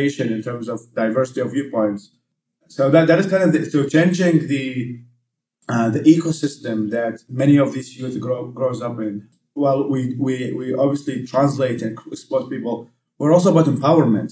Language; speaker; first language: English; non-native, fluent; Arabic